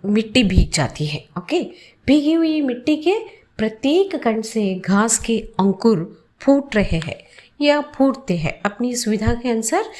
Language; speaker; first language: Hindi; non-native, local second language; Telugu